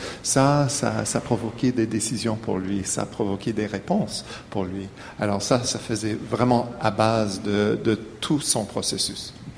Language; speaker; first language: French; native; French